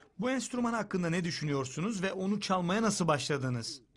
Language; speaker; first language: Turkish; native; Turkish